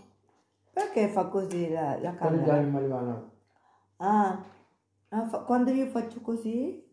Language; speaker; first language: Italian; non-native, learner; Filipino